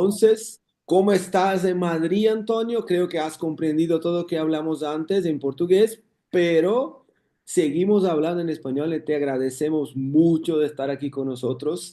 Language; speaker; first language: Spanish; non-native, learner; Portuguese